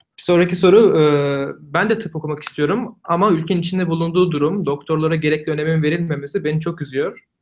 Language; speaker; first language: Turkish; native; Turkish